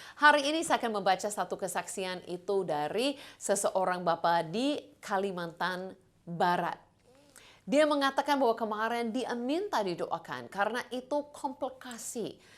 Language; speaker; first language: Indonesian; non-native, fluent; English